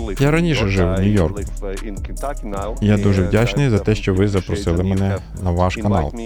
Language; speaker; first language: Ukrainian; native; Ukrainian